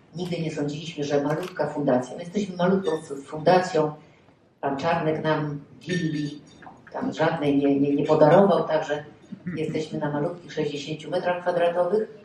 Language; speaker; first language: Polish; native; Polish